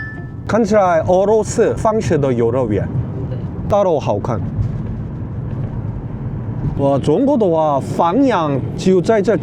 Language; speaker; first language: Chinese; non-native, learner; Korean